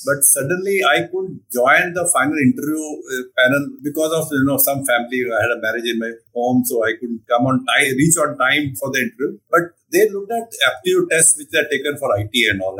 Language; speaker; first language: English; non-native, local second language; Punjabi